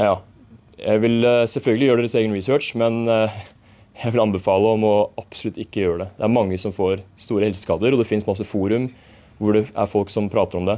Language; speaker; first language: Norwegian; native; Norwegian